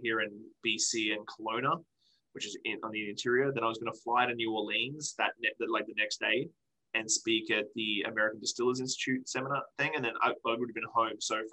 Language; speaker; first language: English; native; English